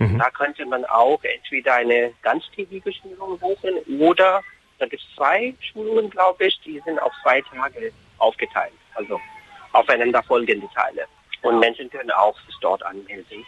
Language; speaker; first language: German; non-native, fluent; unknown